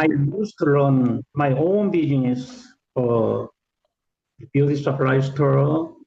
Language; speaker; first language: English; non-native, learner; Korean